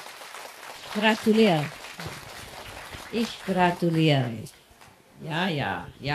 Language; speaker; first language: German; non-native, learner; Vietnamese